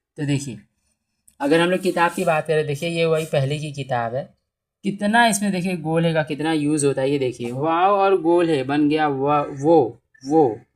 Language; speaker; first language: Hindi; native; Hindi